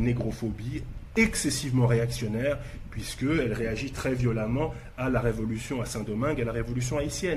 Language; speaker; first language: French; native; French